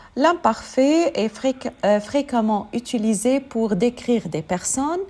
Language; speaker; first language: French; non-native, fluent; Arabic